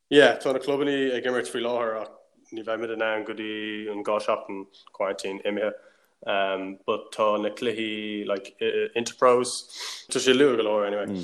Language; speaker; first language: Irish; non-native, local second language; English